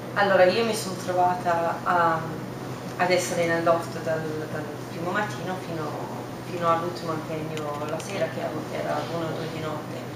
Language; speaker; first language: Italian; non-native, fluent; English